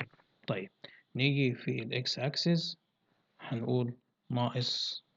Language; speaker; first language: Arabic; native; Arabic